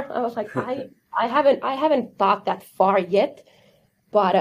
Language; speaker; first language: English; non-native, fluent; Finnish